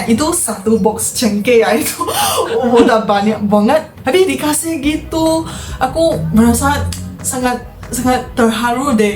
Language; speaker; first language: Indonesian; non-native, fluent; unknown